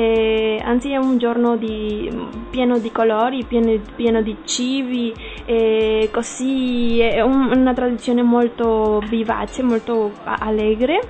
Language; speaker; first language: Italian; non-native, learner; Spanish